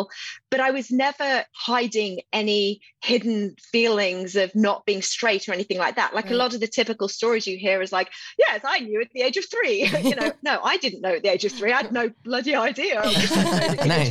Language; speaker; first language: English; native; English